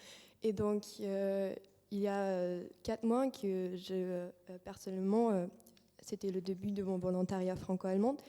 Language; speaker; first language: French; non-native, fluent; German